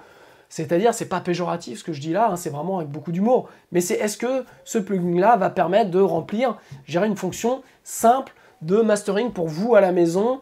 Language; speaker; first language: French; native; French